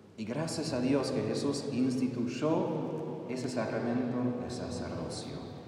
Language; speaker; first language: Spanish; non-native, fluent; English